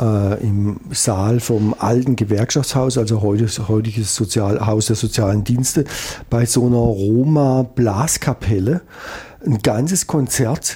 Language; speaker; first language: German; native; German